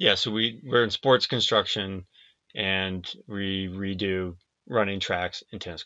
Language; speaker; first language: English; native; English